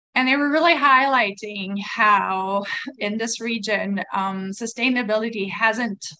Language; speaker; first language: English; non-native, fluent; Swedish